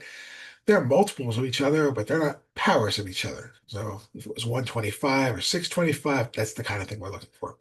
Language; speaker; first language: English; native; English